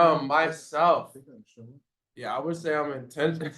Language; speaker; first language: English; native; English